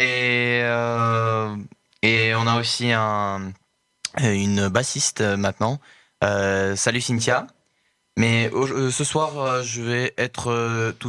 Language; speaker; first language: French; native; French